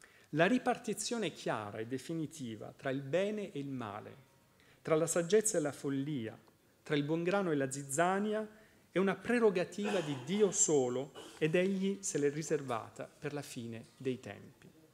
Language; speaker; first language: Italian; native; Italian